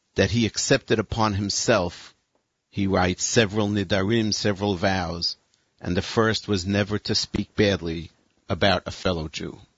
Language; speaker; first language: English; native; English